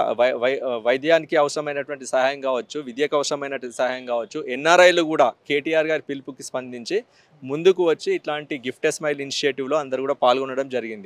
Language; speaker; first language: Telugu; native; Telugu